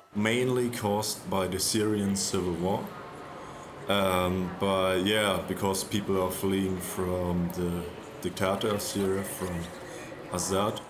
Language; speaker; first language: English; non-native, fluent; German